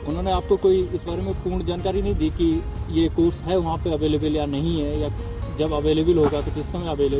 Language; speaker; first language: Hindi; native; Hindi